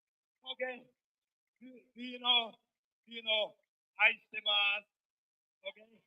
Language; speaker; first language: English; non-native, learner; Japanese